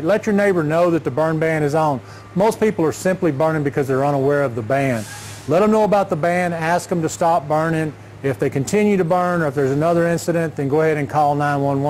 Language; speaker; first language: English; native; English